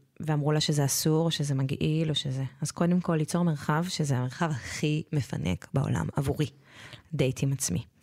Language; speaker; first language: Hebrew; native; Hebrew